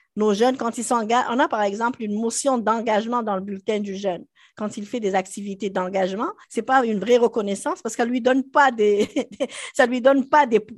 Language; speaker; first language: French; non-native, local second language; Arabic